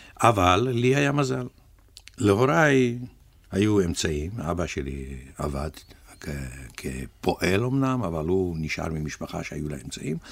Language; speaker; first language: Hebrew; early bilingual, other home language; Russian